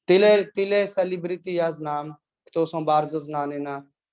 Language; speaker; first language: Polish; non-native, learner; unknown